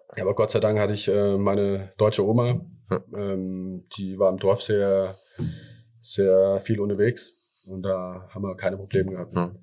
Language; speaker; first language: German; early bilingual, other home language; Thai